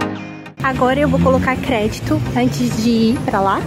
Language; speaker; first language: Portuguese; native; Portuguese